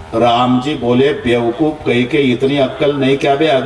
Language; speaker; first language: Hindi; non-native, local second language; Marathi